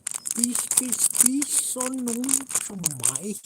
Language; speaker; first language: Danish; non-native, local second language; Kalaallisut